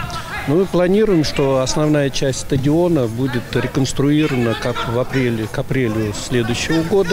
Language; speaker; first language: Russian; native; Russian